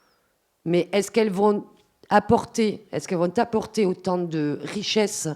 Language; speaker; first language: French; native; French